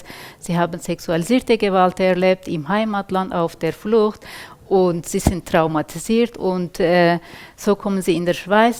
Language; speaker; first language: German; non-native, fluent; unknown